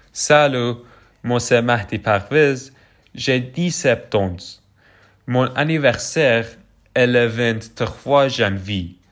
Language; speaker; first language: French; non-native, learner; Persian